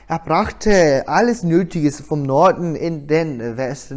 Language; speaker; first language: German; non-native, fluent; Korean